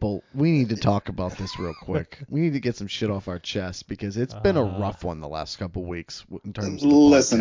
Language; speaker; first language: English; native; English